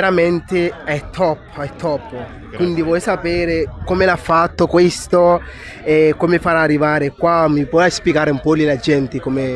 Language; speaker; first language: Italian; non-native, learner; Wolof